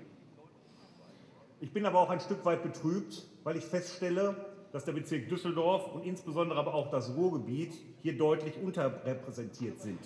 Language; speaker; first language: German; native; German